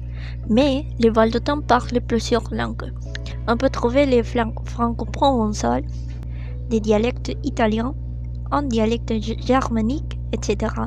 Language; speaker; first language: French; non-native, learner; Spanish